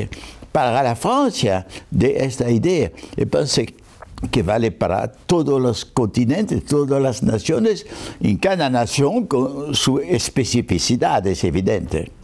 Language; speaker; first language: Spanish; non-native, fluent; French